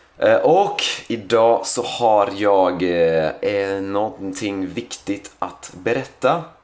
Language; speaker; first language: Swedish; native; Swedish